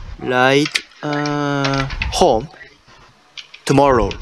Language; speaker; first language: English; non-native, learner; Japanese